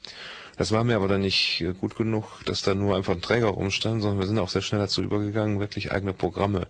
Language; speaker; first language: German; native; German